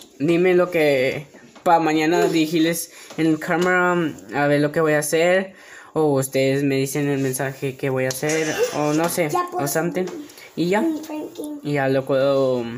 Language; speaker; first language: Spanish; early bilingual, heritage; Spanish